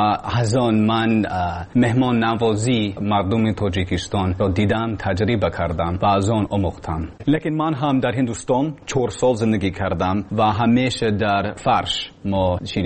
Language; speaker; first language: Persian; non-native, learner; English